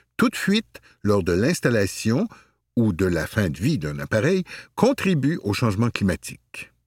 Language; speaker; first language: French; native; French